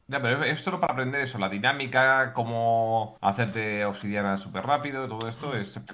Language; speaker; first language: Spanish; native; Spanish